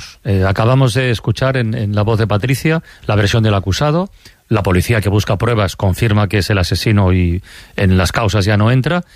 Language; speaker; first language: Spanish; native; Spanish